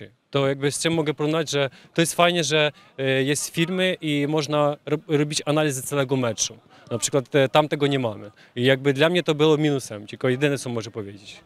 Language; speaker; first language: Polish; non-native, fluent; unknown